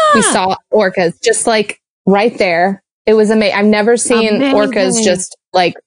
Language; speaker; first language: English; native; English